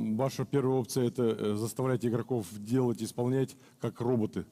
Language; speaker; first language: Russian; native; Russian